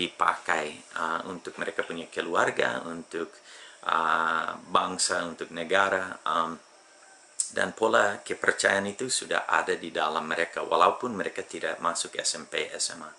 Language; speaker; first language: Indonesian; non-native, fluent; English